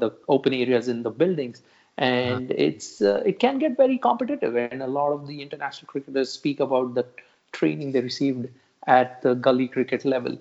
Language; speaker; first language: English; non-native, local second language; Marathi